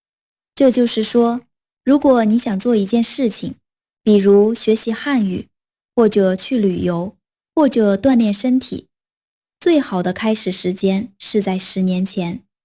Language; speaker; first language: Chinese; non-native, fluent; Vietnamese